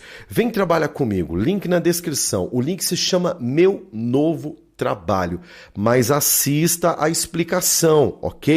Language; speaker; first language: Portuguese; native; Portuguese